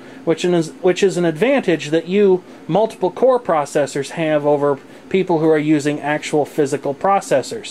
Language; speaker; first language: English; native; English